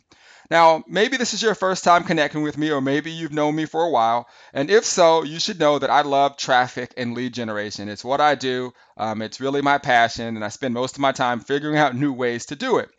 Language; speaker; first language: English; native; English